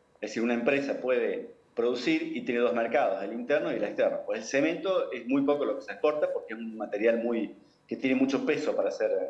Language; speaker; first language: Spanish; native; Spanish